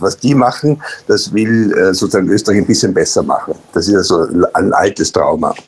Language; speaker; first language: German; native; German